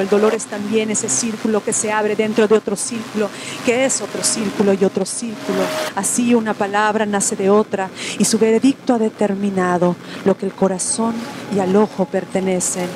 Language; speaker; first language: Spanish; native; Spanish